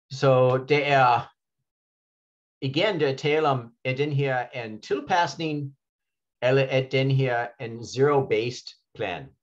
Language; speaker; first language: Danish; non-native, fluent; English